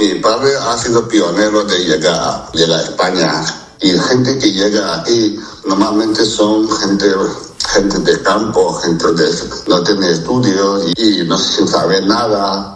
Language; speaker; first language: Spanish; non-native, fluent; Chinese